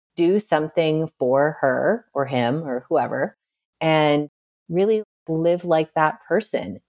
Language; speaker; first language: English; native; English